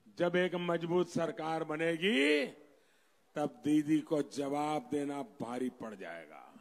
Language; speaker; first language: Hindi; non-native, local second language; Gujarati